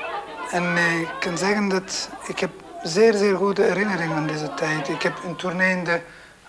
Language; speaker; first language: Dutch; non-native, local second language; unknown